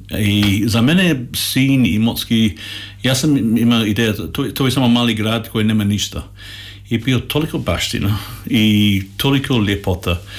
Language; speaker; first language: Croatian; non-native, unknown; English